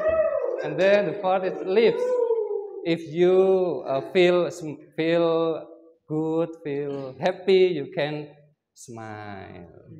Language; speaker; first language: English; non-native, learner; Indonesian